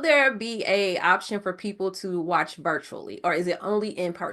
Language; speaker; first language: English; native; English